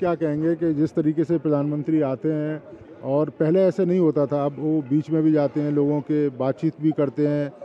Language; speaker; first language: Hindi; native; Hindi